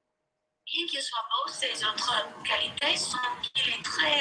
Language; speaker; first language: French; non-native, learner; English